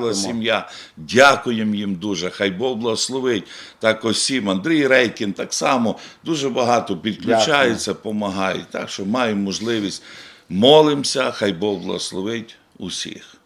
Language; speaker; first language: Ukrainian; native; Ukrainian